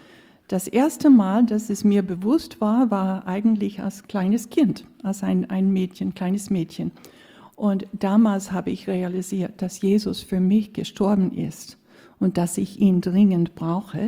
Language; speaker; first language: German; non-native, fluent; English